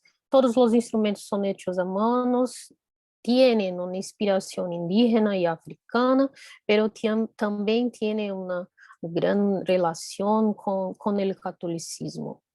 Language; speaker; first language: Spanish; non-native, fluent; Portuguese